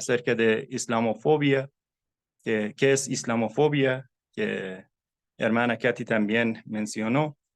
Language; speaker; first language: Spanish; non-native, fluent; Persian